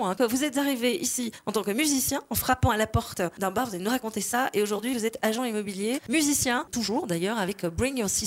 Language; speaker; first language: French; native; French